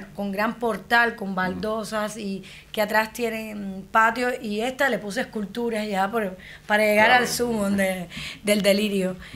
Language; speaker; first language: Spanish; native; Spanish